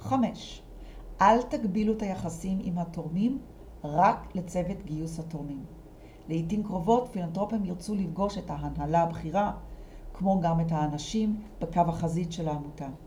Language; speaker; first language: Hebrew; native; Hebrew